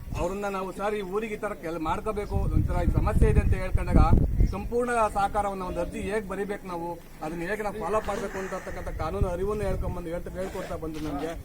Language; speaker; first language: Kannada; native; Kannada